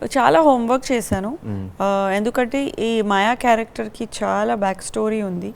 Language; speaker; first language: Telugu; non-native, learner; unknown